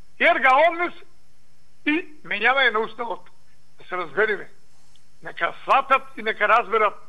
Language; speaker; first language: Macedonian; native; Macedonian